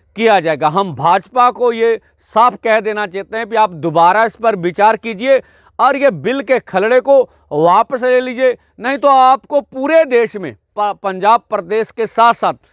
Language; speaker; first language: Hindi; non-native, local second language; Punjabi